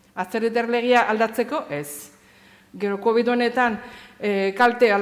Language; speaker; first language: Basque; non-native, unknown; Azerbaijani